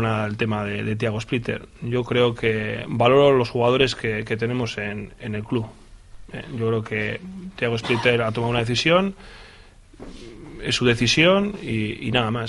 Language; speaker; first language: Spanish; native; Spanish